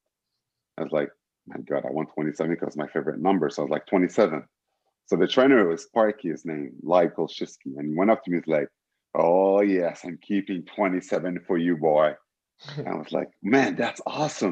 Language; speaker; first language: English; native; English